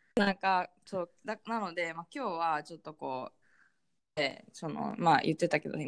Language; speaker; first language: Japanese; early bilingual, heritage; Japanese